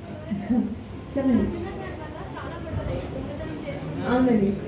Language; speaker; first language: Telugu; non-native, learner; Hindi